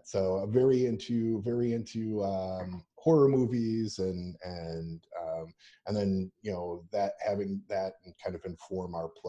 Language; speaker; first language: English; native; English